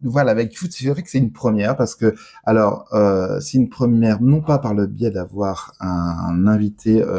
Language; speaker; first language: French; native; French